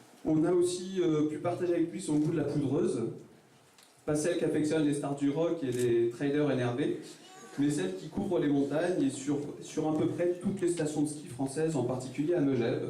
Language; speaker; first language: French; native; French